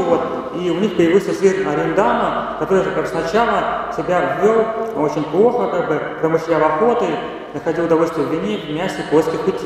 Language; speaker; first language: Russian; native; Russian